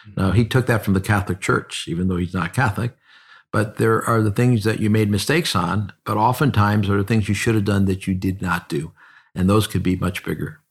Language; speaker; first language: English; native; English